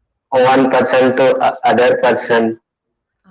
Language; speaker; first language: English; non-native, learner; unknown